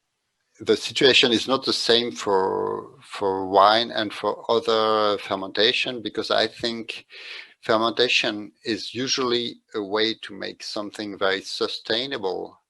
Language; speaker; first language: English; non-native, fluent; French